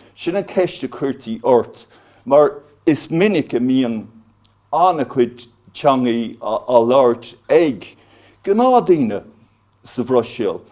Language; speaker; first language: Irish; non-native, local second language; English